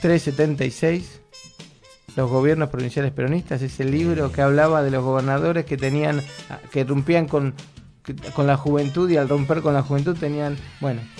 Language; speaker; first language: Spanish; native; Spanish